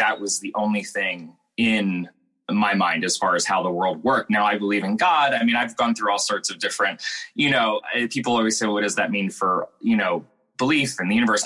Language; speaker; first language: English; native; English